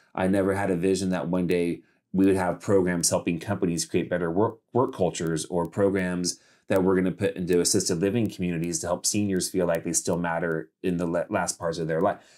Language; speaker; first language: English; native; English